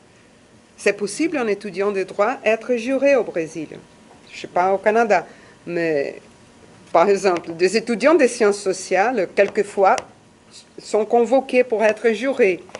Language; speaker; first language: French; non-native, fluent; Portuguese